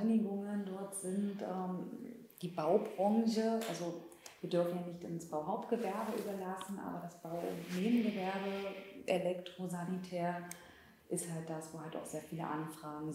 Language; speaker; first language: German; native; German